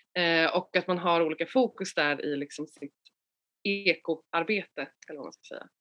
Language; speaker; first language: Swedish; native; Swedish